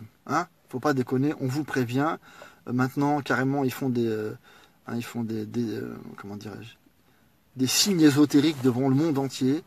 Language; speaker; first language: French; native; French